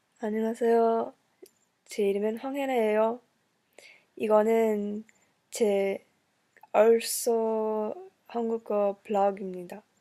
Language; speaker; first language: Korean; early bilingual, heritage; English